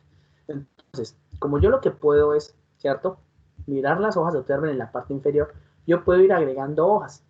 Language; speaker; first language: Spanish; native; Spanish